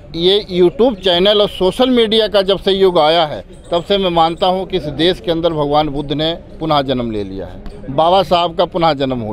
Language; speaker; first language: Hindi; native; Hindi